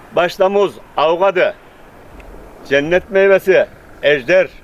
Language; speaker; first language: Turkish; native; Turkish